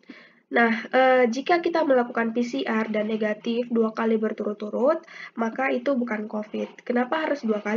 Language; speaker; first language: Indonesian; native; Indonesian